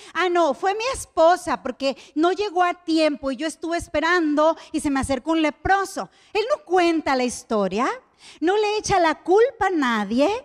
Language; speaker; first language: Spanish; native; Spanish